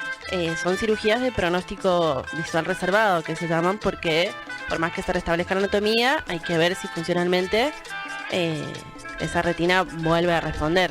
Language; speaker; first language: Spanish; native; Spanish